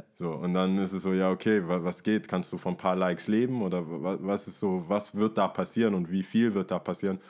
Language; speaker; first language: German; native; German